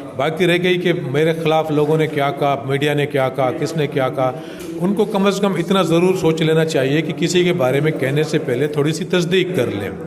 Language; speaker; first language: Urdu; native; Urdu